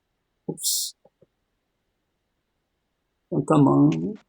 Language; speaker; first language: English; non-native, learner; Japanese